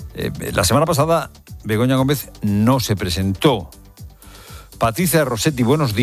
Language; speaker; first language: Spanish; native; Spanish